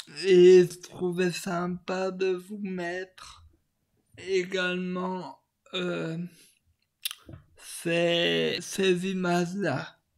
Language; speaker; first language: French; native; French